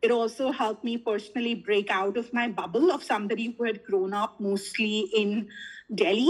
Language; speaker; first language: English; non-native, local second language; Hindi